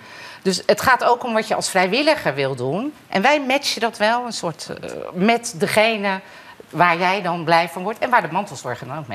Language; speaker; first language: Dutch; native; Dutch